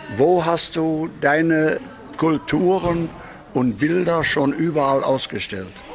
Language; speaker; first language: German; native; German